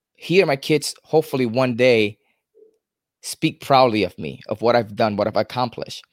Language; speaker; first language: English; native; English